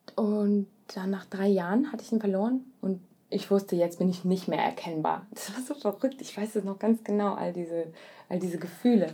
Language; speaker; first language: German; early bilingual, other home language; Russian